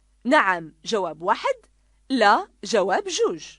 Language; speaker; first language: Arabic; native; Arabic